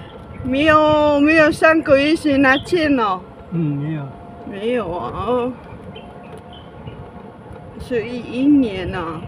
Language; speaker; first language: Chinese; non-native, learner; Filipino